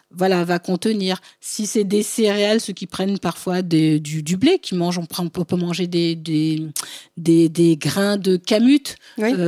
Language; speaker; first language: French; early bilingual, other home language; Bambara